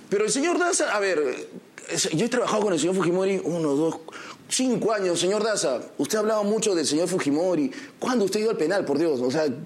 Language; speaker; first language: Spanish; native; Spanish